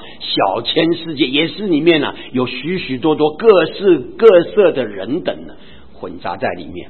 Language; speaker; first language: Chinese; native; Chinese